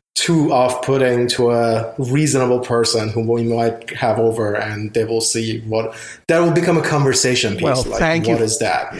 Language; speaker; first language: English; non-native, fluent; Persian